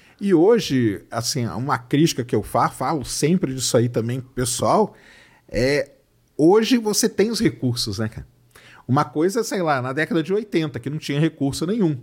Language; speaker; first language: Portuguese; native; Portuguese